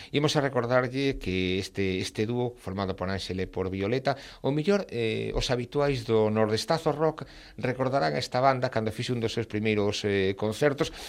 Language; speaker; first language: Galician; native; Galician